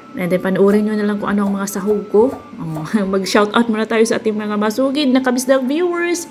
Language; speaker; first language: Filipino; non-native, local second language; Cebuano